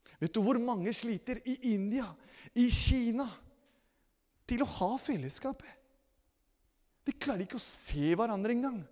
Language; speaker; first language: Norwegian; non-native, fluent; Spanish